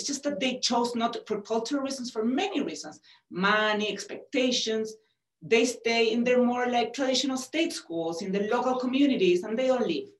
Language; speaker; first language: English; non-native, fluent; Spanish